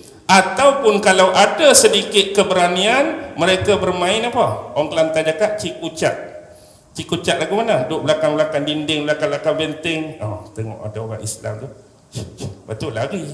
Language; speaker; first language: Malay; native; Malay